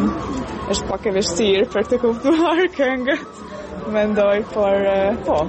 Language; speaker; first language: Albanian; non-native, learner; Hungarian